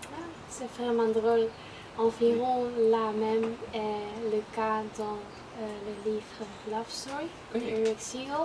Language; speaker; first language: French; non-native, learner; Dutch